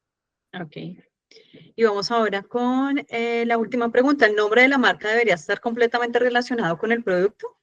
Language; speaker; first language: Spanish; native; Spanish